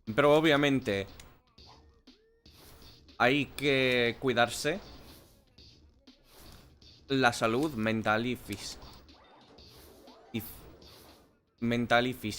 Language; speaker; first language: Spanish; non-native, learner; English